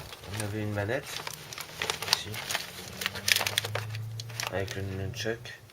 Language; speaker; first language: French; native; French